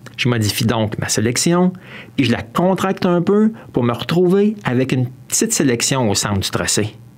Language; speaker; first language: French; native; French